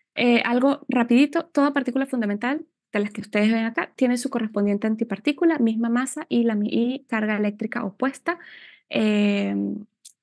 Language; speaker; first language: Spanish; native; Spanish